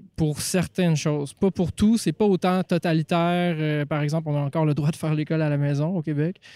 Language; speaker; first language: French; native; French